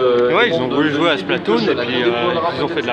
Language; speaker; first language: French; native; French